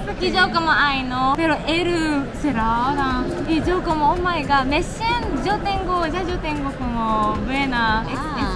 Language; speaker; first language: Spanish; non-native, learner; Japanese